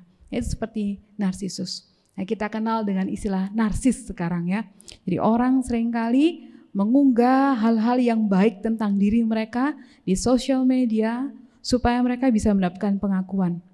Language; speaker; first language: Indonesian; native; Indonesian